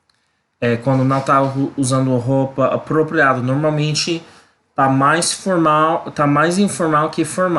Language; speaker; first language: Portuguese; non-native, learner; English